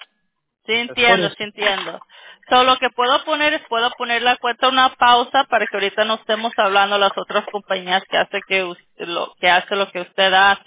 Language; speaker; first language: Spanish; early bilingual, other home language; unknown